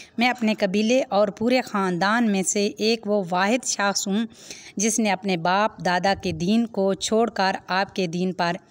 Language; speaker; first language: Hindi; native; Hindi